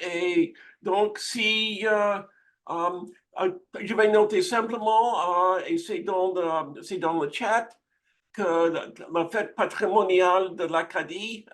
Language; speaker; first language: French; non-native, fluent; English